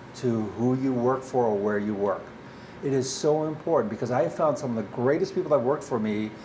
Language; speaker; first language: English; early bilingual, other home language; Dutch